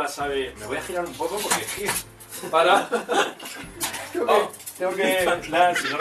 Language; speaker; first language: Spanish; native; Spanish